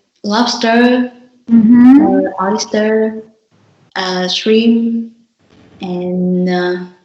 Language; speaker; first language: English; non-native, learner; Vietnamese